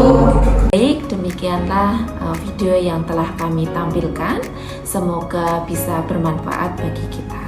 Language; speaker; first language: Indonesian; native; Indonesian